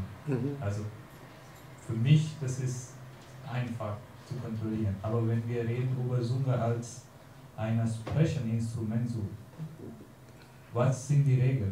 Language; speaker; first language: German; non-native, learner; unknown